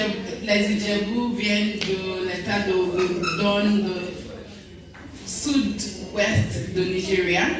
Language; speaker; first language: French; non-native, learner; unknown